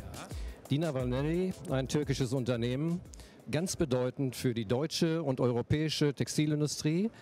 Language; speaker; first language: German; native; German